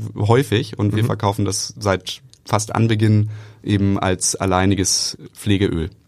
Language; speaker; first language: German; native; German